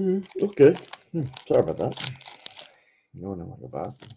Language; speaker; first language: English; native; English